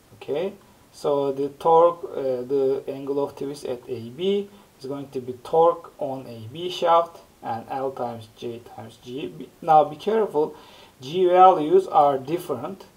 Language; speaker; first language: English; non-native, fluent; Turkish